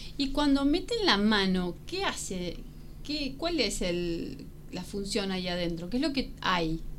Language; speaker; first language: Spanish; native; Spanish